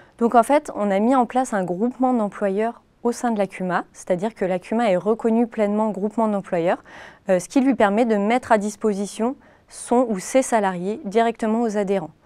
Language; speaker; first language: French; native; French